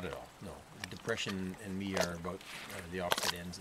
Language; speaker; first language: English; native; English